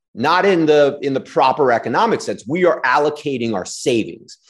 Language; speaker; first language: English; native; English